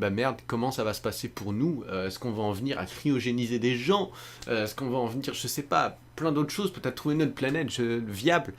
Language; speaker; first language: French; native; French